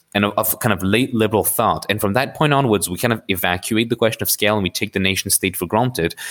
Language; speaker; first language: English; early bilingual, other home language; Arabic